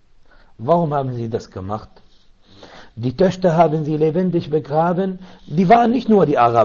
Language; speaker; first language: German; non-native, learner; Arabic